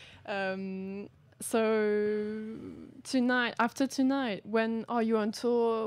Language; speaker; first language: English; non-native, fluent; French